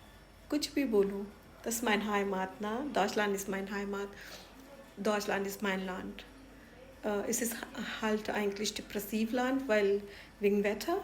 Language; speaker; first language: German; non-native, fluent; Urdu